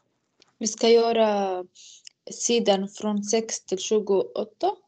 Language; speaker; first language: Swedish; non-native, learner; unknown